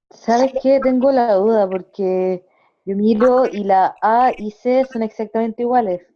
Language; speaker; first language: Spanish; native; Spanish